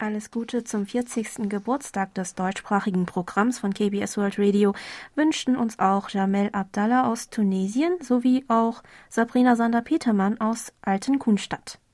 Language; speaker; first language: German; non-native, fluent; Korean